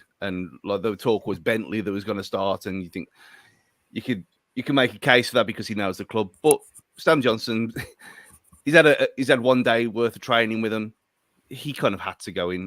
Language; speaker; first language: English; native; English